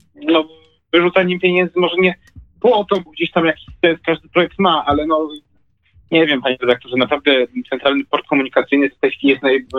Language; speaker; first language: Polish; native; Polish